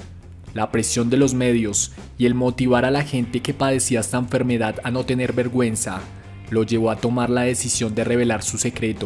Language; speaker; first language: Spanish; native; Spanish